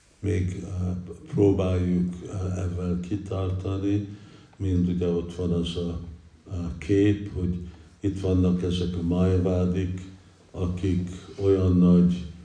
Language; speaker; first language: Hungarian; early bilingual, heritage; English